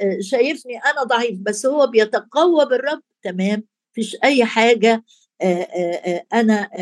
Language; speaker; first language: Arabic; native; Arabic